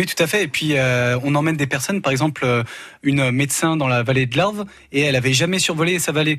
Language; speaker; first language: French; native; French